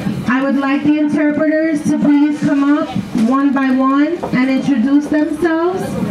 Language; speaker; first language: English; native; English